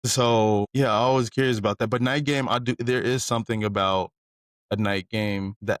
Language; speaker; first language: English; native; English